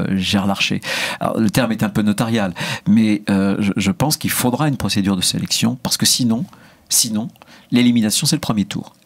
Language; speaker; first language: French; native; French